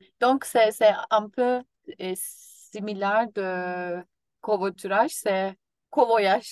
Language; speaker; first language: French; non-native, learner; Turkish